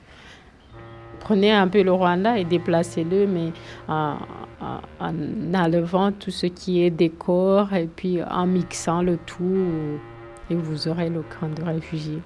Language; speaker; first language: French; non-native, local second language; Kinyarwanda